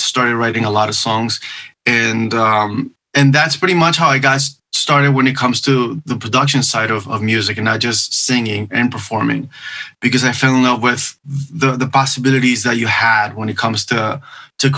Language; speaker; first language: English; non-native, fluent; Spanish